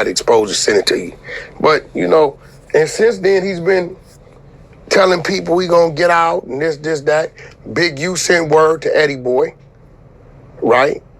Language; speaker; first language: English; native; English